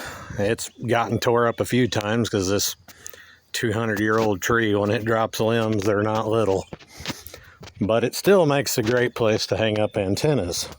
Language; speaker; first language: English; native; English